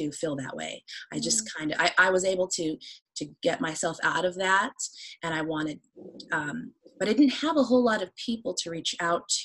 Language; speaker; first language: English; native; English